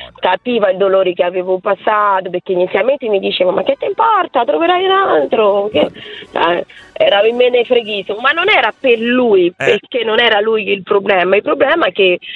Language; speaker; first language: Italian; non-native, fluent; Portuguese